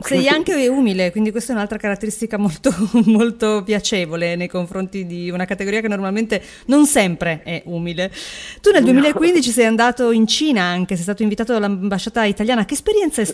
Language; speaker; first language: Italian; native; Italian